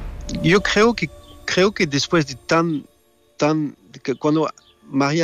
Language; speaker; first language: Spanish; non-native, fluent; French